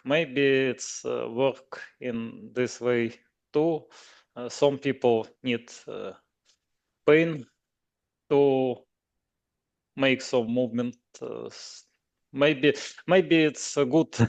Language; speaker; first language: English; non-native, learner; Russian